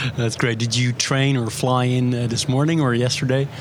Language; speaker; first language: English; non-native, fluent; Dutch